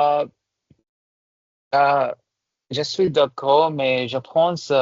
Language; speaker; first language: French; non-native, learner; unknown